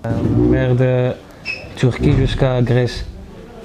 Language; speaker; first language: French; non-native, learner; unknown